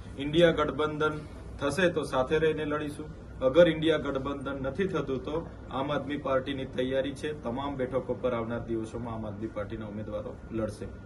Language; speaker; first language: Gujarati; non-native, local second language; Vasavi